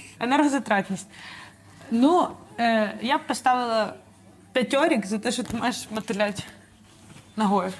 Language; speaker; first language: Ukrainian; native; Ukrainian